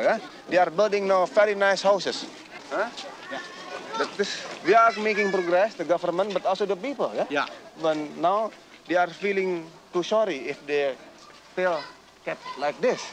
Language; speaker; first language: English; non-native, learner; Indonesian